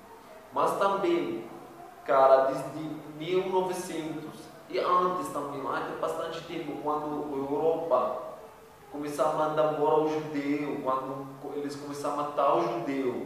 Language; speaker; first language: Portuguese; non-native, learner; Arabic